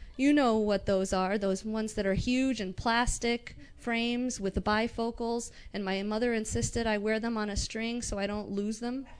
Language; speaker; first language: English; non-native, local second language; Arabic